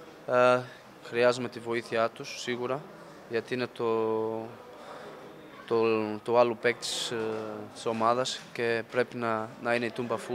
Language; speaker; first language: Greek; non-native, fluent; Portuguese